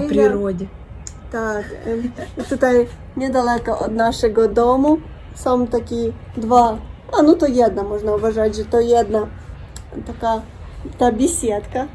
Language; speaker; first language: Polish; non-native, learner; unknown